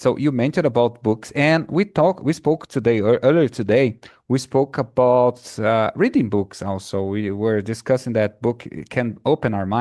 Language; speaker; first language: English; non-native, fluent; Portuguese